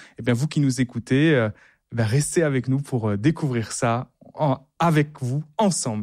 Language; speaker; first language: French; native; French